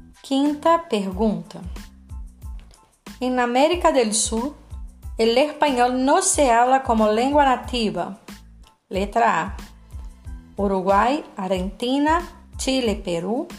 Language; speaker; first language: Spanish; non-native, fluent; Portuguese